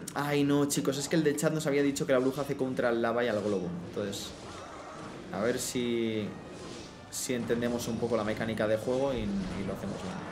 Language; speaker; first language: Spanish; native; Spanish